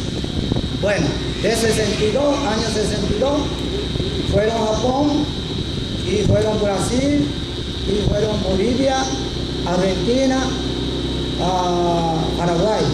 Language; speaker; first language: Spanish; non-native, learner; Japanese